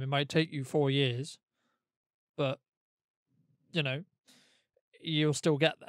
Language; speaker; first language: English; native; English